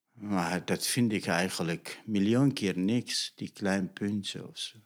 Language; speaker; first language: Dutch; non-native, fluent; Arabic